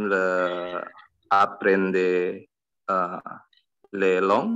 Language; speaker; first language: French; non-native, learner; Indonesian